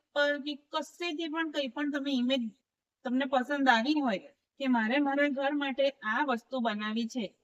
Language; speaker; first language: Gujarati; native; Gujarati